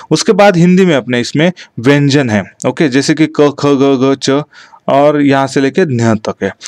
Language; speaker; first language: Hindi; non-native, local second language; Marathi